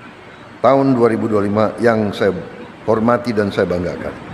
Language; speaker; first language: Indonesian; native; Indonesian